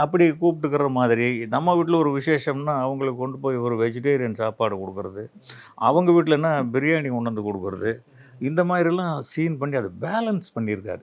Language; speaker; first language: Tamil; native; Tamil